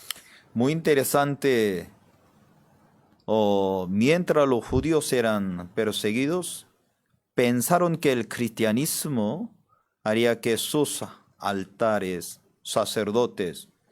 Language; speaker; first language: Spanish; non-native, fluent; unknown